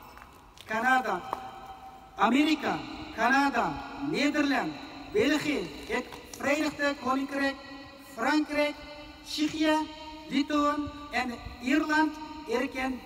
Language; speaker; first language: Dutch; non-native, fluent; Uyghur